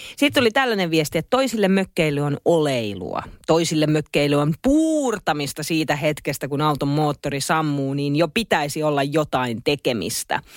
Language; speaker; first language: Finnish; native; Finnish